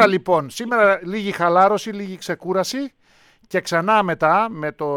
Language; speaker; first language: Greek; native; Greek